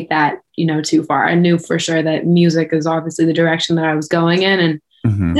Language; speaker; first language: English; native; English